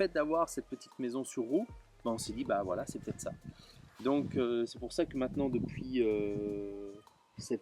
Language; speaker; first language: French; native; French